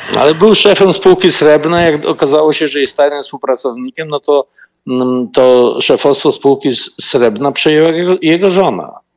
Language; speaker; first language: Polish; native; Polish